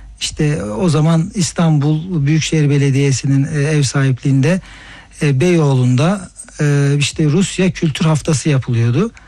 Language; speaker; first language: Turkish; native; Turkish